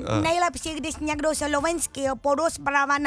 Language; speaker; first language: Slovak; non-native, learner; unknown